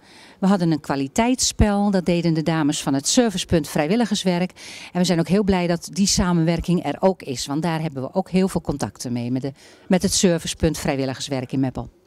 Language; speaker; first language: Dutch; native; Dutch